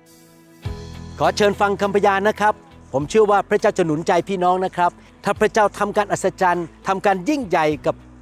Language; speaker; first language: Thai; native; Thai